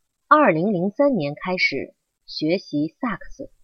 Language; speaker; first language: Chinese; non-native, learner; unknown